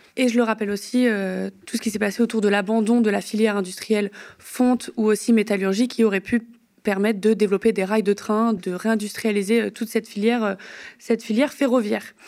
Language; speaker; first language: French; native; French